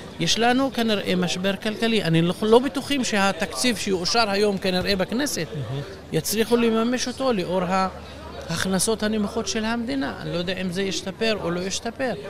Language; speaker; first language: Hebrew; non-native, local second language; Arabic